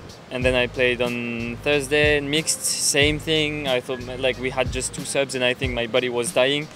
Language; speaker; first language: English; non-native, fluent; French